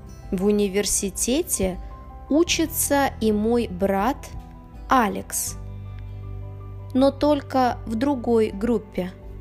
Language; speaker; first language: Russian; native; Russian